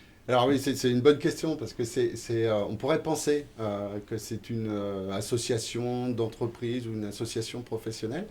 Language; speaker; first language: French; native; French